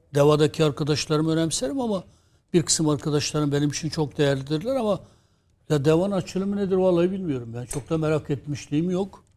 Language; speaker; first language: Turkish; non-native, local second language; Kurdish